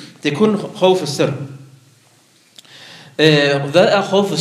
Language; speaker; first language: Danish; non-native, local second language; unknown